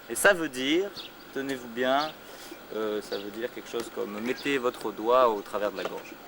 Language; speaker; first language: French; native; French